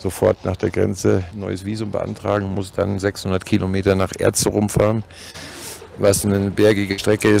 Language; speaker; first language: German; native; German